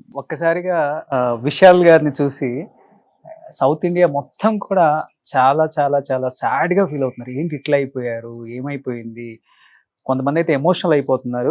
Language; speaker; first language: Telugu; native; Telugu